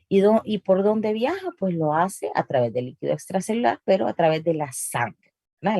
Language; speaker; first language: Spanish; native; Spanish